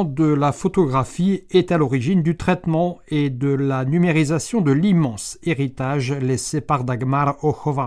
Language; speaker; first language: French; native; French